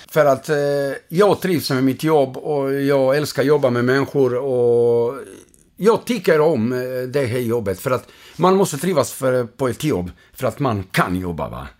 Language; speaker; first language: Swedish; non-native, fluent; Croatian